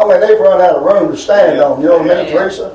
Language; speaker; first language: English; native; English